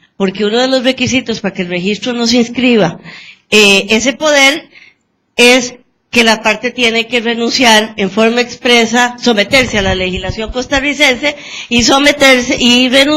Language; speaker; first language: Spanish; native; Spanish